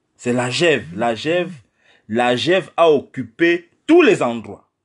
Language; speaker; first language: French; non-native, local second language; Fang